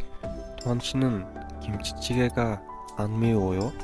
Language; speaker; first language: Korean; non-native, fluent; Kyrgyz